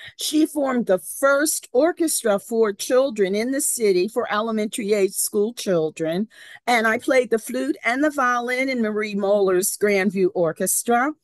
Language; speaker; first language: English; native; English